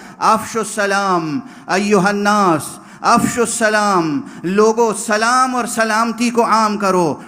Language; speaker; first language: Urdu; native; Urdu